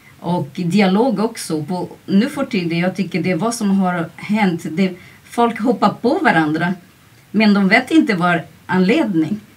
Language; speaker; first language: Swedish; non-native, fluent; Portuguese